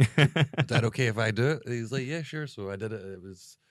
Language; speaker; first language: English; native; English